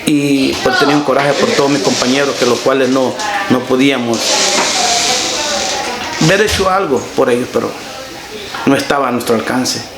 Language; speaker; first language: Spanish; native; Spanish